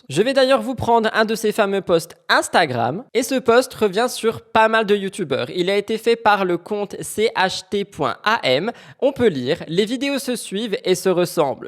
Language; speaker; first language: French; native; French